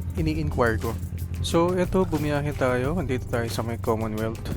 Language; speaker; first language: Filipino; native; Filipino